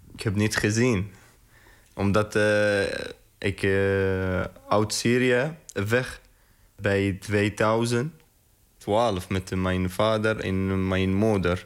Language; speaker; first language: Dutch; non-native, learner; Arabic